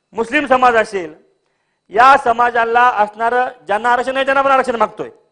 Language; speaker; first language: Marathi; native; Marathi